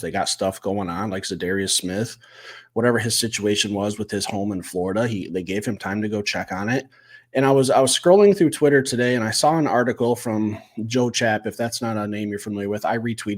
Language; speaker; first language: English; native; English